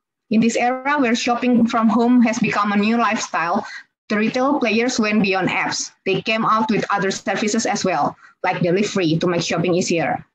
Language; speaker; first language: English; non-native, fluent; Indonesian